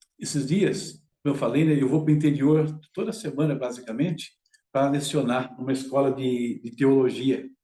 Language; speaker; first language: Portuguese; native; Portuguese